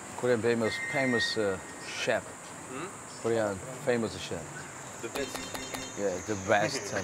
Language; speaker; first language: English; non-native, learner; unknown